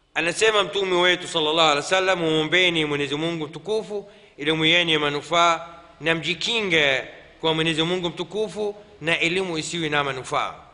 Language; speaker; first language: Swahili; non-native, fluent; Arabic